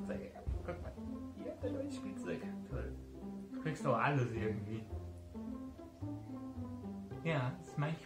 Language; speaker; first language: German; native; German